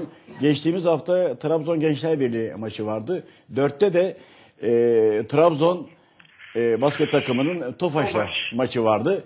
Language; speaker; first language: Turkish; native; Turkish